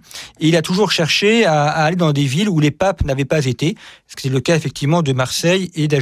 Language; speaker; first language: French; native; French